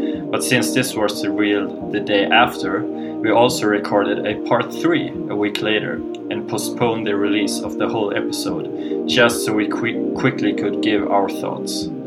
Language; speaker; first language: English; non-native, fluent; Swedish